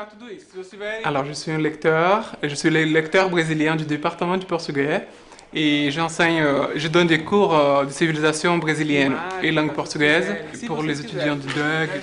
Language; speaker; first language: French; non-native, fluent; Portuguese